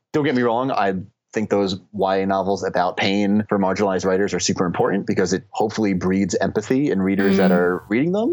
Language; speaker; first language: English; native; English